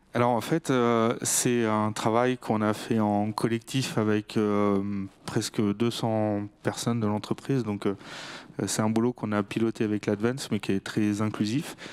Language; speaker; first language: French; native; French